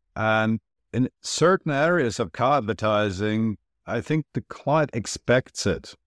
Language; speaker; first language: English; non-native, fluent; Turkish